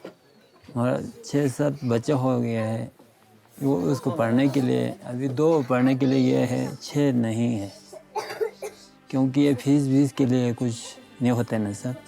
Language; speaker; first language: Hindi; non-native, local second language; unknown